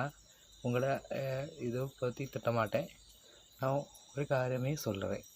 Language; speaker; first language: Tamil; non-native, learner; Malayalam